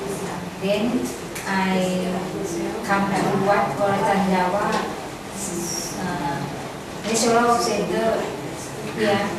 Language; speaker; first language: English; non-native, learner; Thai